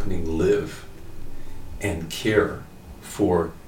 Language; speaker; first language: English; native; English